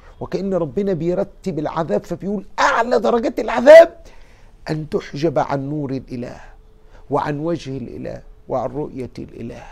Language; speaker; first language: Arabic; native; Arabic